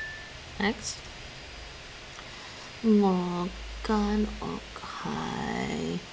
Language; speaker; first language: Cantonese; non-native, learner; English